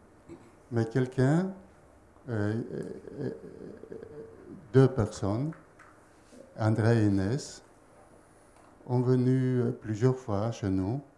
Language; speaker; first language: French; non-native, fluent; Greek